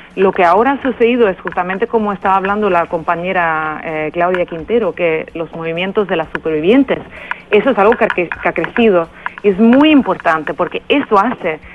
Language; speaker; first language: Spanish; non-native, fluent; Swedish